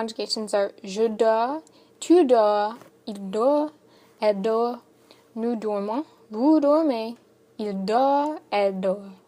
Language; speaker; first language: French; non-native, learner; English